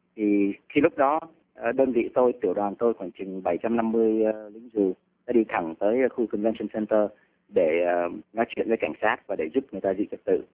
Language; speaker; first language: Vietnamese; early bilingual, heritage; Vietnamese